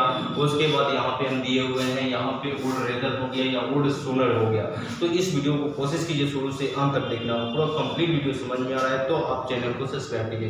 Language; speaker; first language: Hindi; native; Hindi